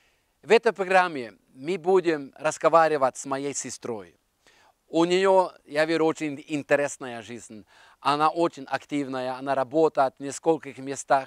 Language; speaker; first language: Russian; non-native, fluent; Norwegian